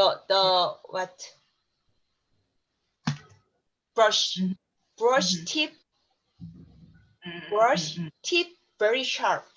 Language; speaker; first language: English; non-native, learner; Korean